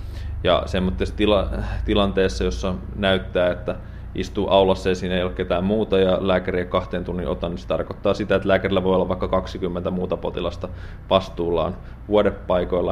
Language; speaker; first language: Finnish; native; Finnish